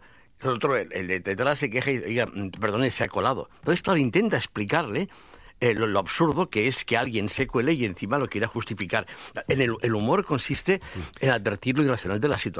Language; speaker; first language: Spanish; native; Spanish